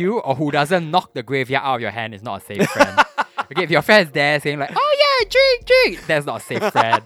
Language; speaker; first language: English; native; English